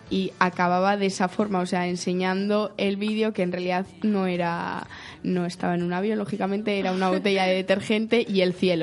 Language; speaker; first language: Spanish; native; Spanish